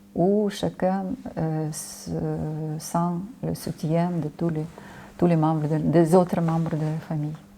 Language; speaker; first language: French; non-native, fluent; Ukrainian